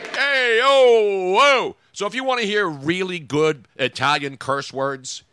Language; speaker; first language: English; early bilingual, other home language; Italian